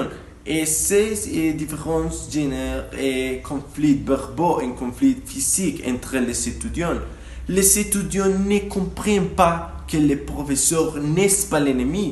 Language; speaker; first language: French; non-native, learner; Spanish